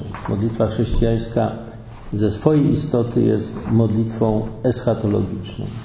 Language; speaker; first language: Polish; native; Polish